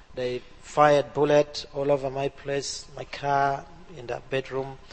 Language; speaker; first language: English; non-native, local second language; Acoli